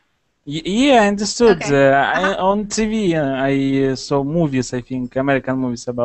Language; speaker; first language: English; non-native, learner; Russian